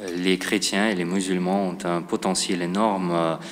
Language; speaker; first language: French; non-native, fluent; Russian